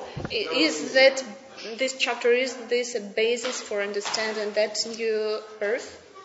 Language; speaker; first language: English; non-native, fluent; Ukrainian